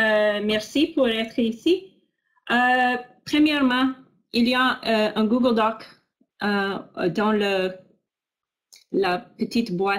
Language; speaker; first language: French; non-native, fluent; English